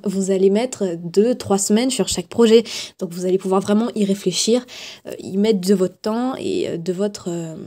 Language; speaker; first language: French; native; French